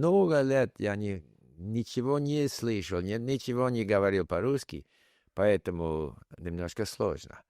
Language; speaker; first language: Russian; non-native, learner; English